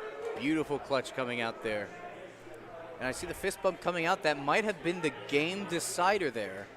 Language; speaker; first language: English; native; English